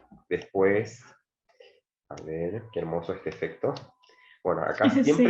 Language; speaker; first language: Spanish; native; Spanish